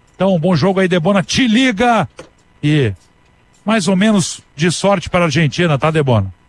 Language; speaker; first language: Portuguese; native; Portuguese